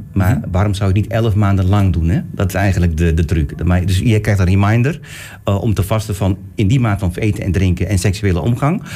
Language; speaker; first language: Dutch; early bilingual, other home language; Turkish